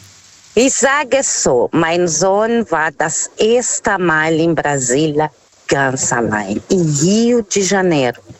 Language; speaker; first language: German; non-native, learner; Portuguese